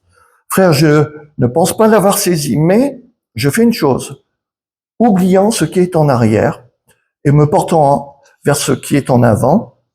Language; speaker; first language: French; native; French